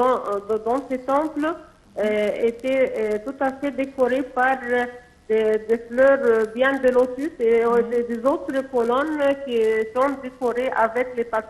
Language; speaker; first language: French; non-native, local second language; Arabic